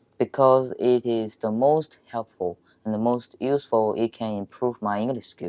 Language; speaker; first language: English; non-native, learner; Chinese